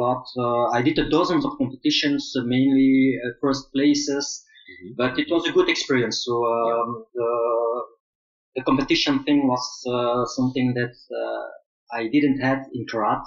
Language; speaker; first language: English; non-native, fluent; Dutch